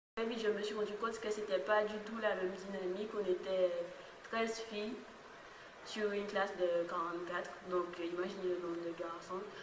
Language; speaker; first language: French; native; French